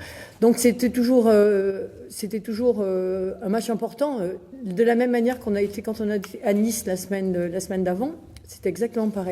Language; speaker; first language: French; native; French